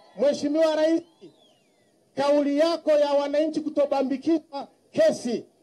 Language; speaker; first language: Swahili; native; Swahili